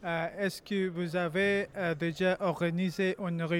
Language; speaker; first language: French; non-native, learner; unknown